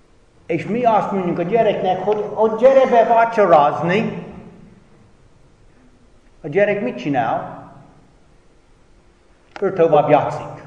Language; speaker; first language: Hungarian; non-native, fluent; English